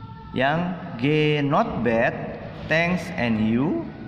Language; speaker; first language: English; non-native, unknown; Indonesian